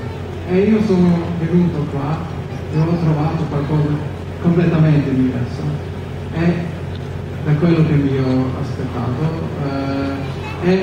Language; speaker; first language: Italian; non-native, fluent; German